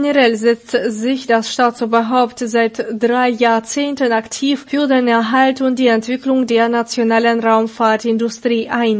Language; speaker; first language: German; non-native, fluent; Russian